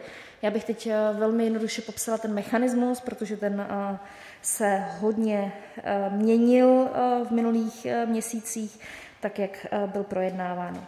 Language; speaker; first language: Czech; native; Czech